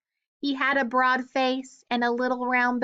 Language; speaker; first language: English; native; English